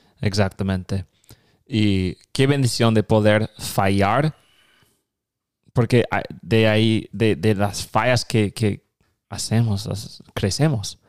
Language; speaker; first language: Spanish; non-native, fluent; English